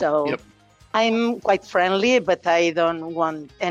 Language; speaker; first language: English; non-native, fluent; Catalan